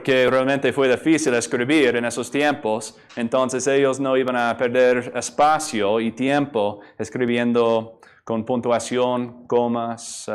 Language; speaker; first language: Spanish; non-native, fluent; English